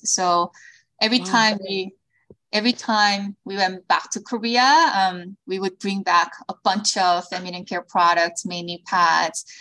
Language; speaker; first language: English; early bilingual, other home language; Korean